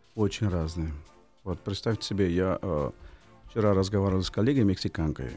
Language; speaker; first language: Russian; non-native, fluent; Portuguese